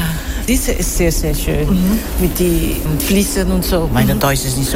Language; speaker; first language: German; non-native, learner; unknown